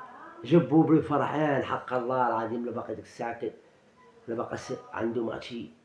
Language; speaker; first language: Arabic; native; Arabic